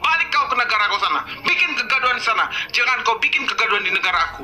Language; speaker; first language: Indonesian; native; Indonesian